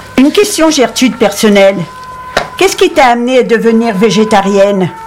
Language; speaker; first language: French; native; French